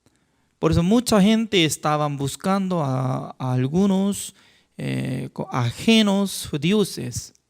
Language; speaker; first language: Spanish; non-native, fluent; Korean